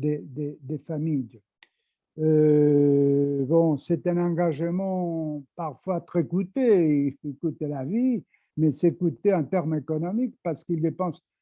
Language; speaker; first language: French; non-native, fluent; Spanish